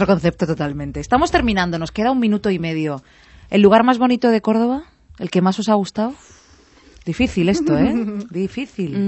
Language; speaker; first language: Spanish; native; Spanish